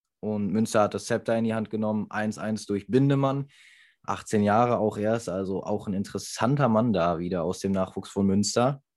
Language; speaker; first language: German; native; German